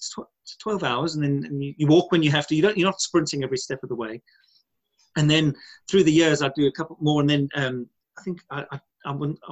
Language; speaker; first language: English; native; English